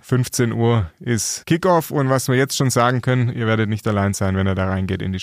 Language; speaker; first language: German; native; German